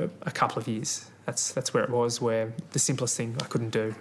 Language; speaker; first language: English; native; English